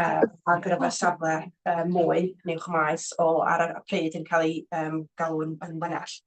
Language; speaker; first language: Welsh; native; Welsh